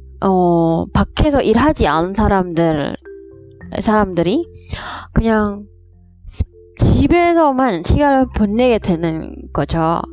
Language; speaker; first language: Korean; non-native, learner; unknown